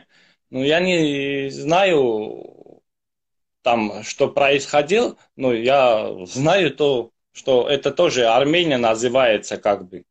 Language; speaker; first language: Russian; non-native, fluent; Armenian